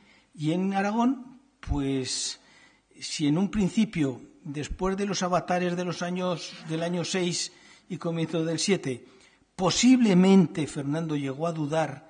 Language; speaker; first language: Spanish; native; Spanish